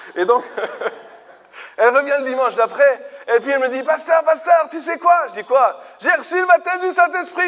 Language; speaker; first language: French; native; French